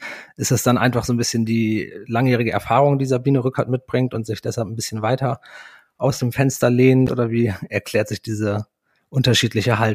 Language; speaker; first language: German; native; German